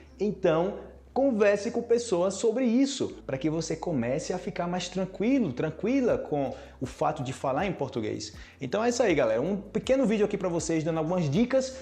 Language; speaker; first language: Portuguese; native; Portuguese